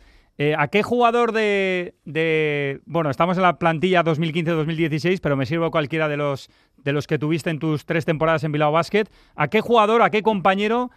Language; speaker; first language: Spanish; native; Spanish